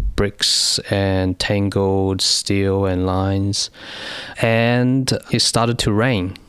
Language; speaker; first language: English; early bilingual, other home language; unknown